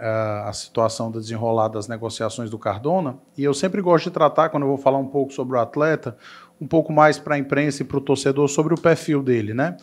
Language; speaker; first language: Portuguese; native; Portuguese